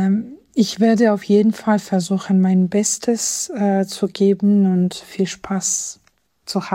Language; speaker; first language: German; non-native, fluent; Georgian